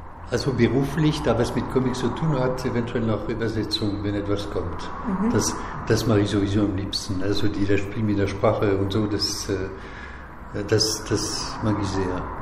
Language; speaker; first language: German; non-native, fluent; French